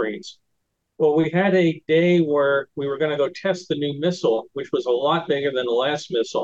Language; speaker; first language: English; native; English